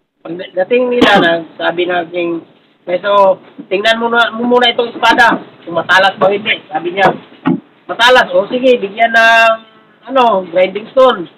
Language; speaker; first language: Filipino; non-native, local second language; Cebuano